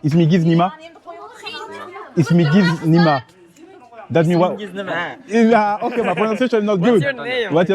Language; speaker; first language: English; non-native, learner; French